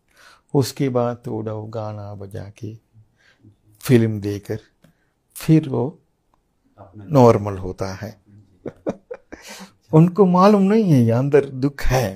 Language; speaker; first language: Hindi; non-native, fluent; Sinhala